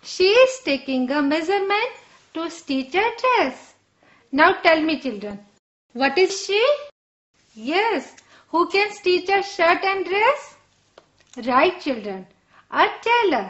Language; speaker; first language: English; non-native, local second language; Gujarati